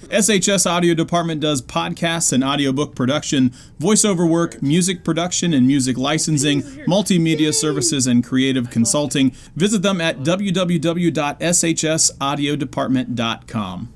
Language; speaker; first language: English; native; English